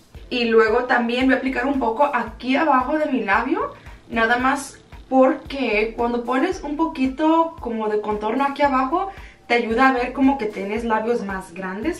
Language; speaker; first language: Spanish; early bilingual, heritage; Spanish